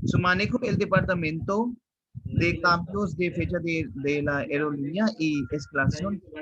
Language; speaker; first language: Spanish; non-native, fluent; Hindi